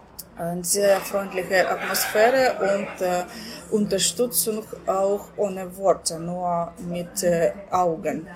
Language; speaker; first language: German; non-native, learner; Ukrainian